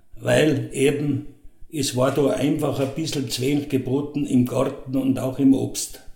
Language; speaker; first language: German; native; German